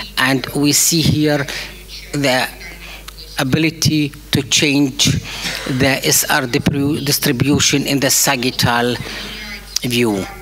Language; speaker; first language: English; non-native, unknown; Arabic